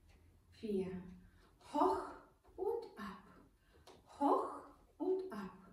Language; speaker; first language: German; non-native, learner; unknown